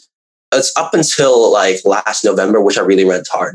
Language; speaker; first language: English; non-native, local second language; Cantonese